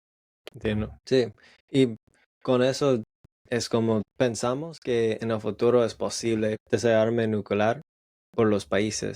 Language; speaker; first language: Spanish; non-native, learner; English